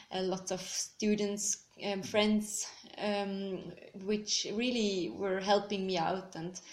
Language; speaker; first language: English; non-native, fluent; Swiss German